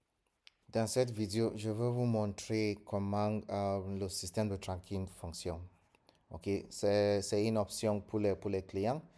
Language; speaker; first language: French; non-native, fluent; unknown